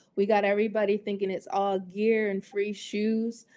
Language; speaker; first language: English; native; English